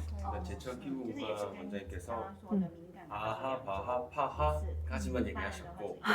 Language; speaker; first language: Korean; native; Korean